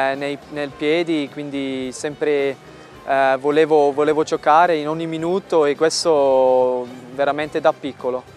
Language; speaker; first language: Italian; non-native, fluent; German